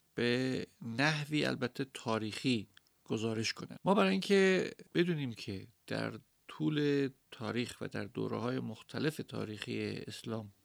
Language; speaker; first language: Persian; native; Persian